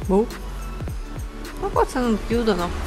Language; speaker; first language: Italian; non-native, learner; Russian